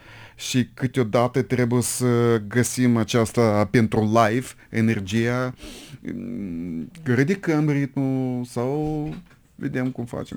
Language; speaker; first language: Romanian; non-native, local second language; Russian